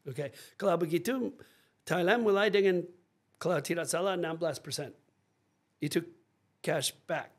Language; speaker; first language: Indonesian; non-native, fluent; English